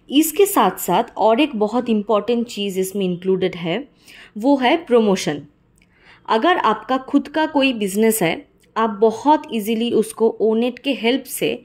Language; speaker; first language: Hindi; non-native, local second language; Bangla